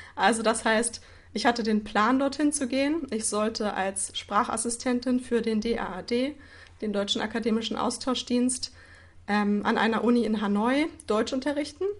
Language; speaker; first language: German; native; German